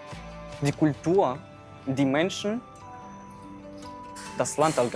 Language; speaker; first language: German; non-native, fluent; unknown